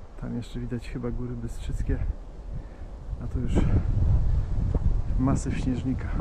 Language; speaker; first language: Polish; native; Polish